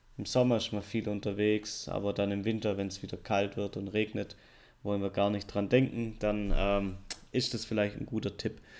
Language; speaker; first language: German; native; German